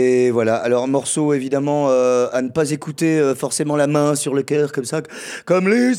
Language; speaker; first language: French; native; French